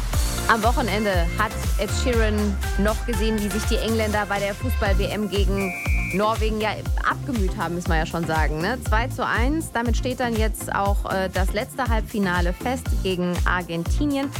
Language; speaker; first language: German; native; German